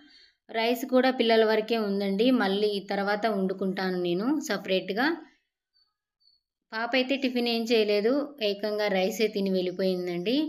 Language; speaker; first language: Telugu; native; Telugu